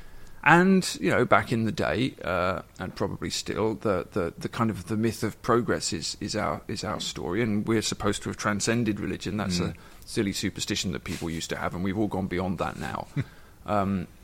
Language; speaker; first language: English; native; English